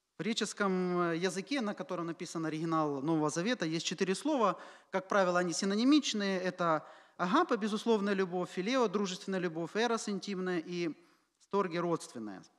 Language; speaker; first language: Russian; native; Russian